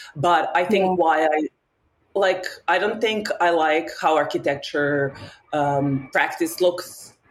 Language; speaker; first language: English; non-native, fluent; Serbian